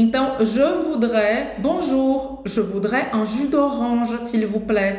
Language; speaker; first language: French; non-native, fluent; Portuguese